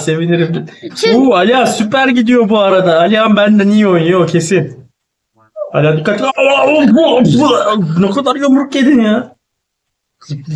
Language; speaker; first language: Turkish; native; Turkish